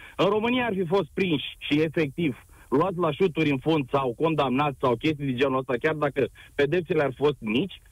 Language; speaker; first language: Romanian; native; Romanian